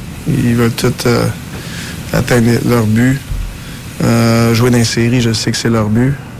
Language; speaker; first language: French; native; French